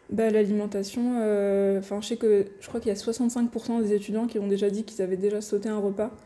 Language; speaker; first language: French; non-native, local second language; Arabic